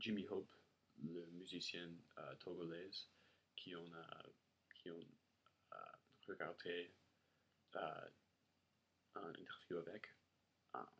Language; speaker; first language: French; non-native, learner; English